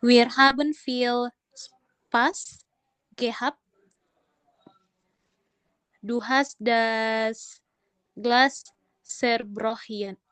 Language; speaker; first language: German; non-native, learner; Indonesian